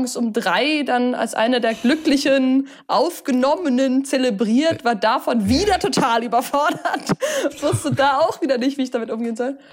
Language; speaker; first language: German; native; German